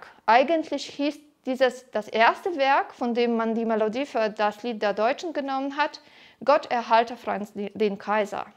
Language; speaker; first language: German; non-native, fluent; Polish